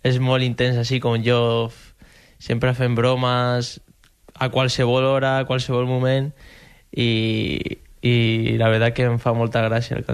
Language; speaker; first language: Catalan; non-native, local second language; Spanish